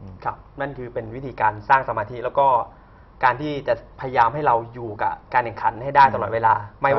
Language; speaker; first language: Thai; native; Thai